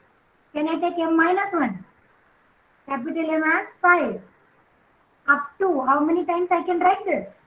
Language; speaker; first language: English; non-native, local second language; Marathi